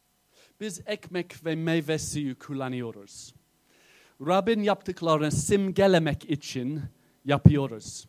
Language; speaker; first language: Turkish; non-native, fluent; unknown